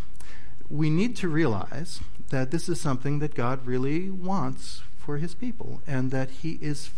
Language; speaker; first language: English; native; English